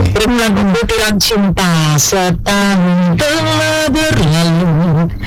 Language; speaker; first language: Indonesian; non-native, local second language; Javanese